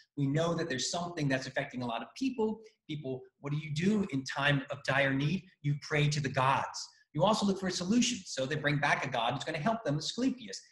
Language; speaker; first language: English; native; English